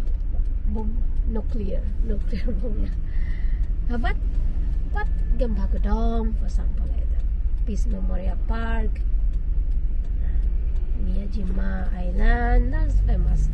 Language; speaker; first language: English; non-native, learner; Indonesian